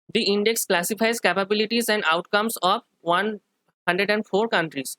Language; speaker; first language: English; non-native, local second language; Bangla